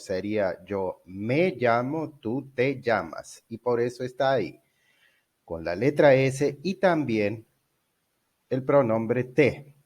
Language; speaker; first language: Spanish; non-native, fluent; Portuguese